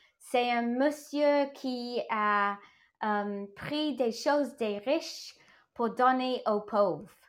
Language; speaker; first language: French; non-native, learner; English